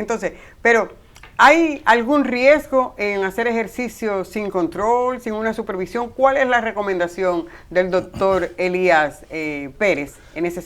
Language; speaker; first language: Spanish; native; Spanish